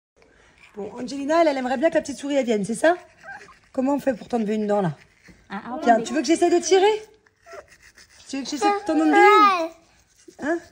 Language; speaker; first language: French; native; French